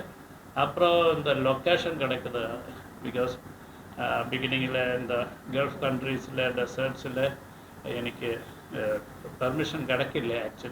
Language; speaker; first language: Tamil; non-native, learner; Malayalam